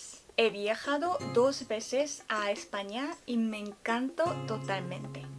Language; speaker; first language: Spanish; non-native, fluent; Korean